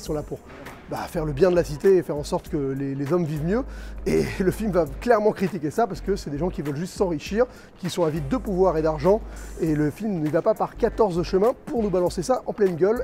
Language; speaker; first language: French; native; French